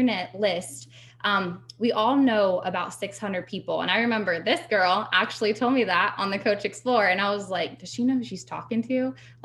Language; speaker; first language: English; native; English